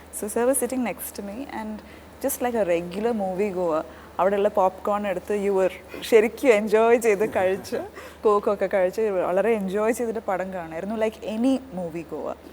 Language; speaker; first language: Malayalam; early bilingual, heritage; Malayalam